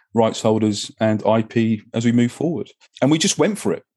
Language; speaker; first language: English; native; English